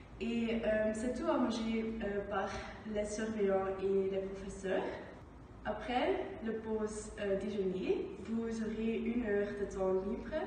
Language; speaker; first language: French; non-native, learner; Dutch